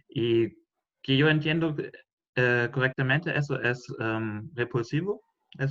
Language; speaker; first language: Spanish; non-native, fluent; German